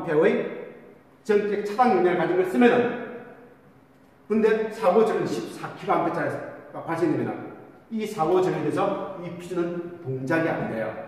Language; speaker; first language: Korean; native; Korean